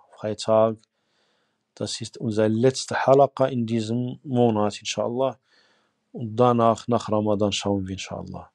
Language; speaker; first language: German; non-native, fluent; Arabic